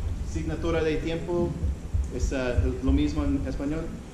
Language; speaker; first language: Spanish; non-native, learner; English